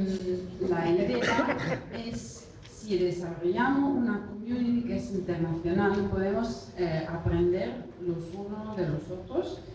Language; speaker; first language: Spanish; non-native, fluent; Italian